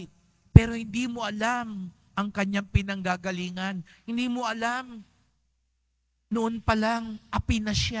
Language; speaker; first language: Filipino; native; Filipino